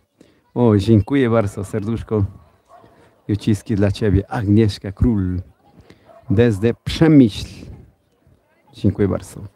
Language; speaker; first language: Polish; non-native, learner; Spanish